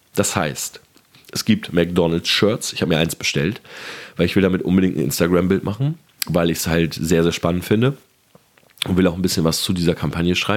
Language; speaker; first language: German; native; German